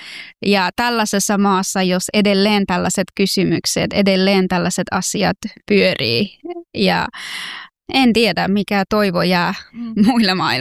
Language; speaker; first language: Finnish; early bilingual, other home language; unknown